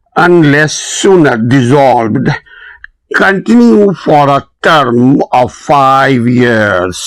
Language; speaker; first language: English; non-native, local second language; Urdu